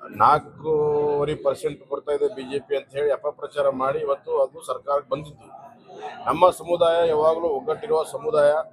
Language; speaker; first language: Kannada; non-native, local second language; Lambadi